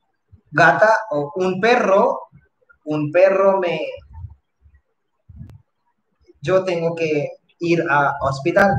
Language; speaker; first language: Spanish; non-native, fluent; Hindi